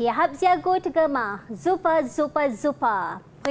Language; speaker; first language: German; non-native, fluent; Malay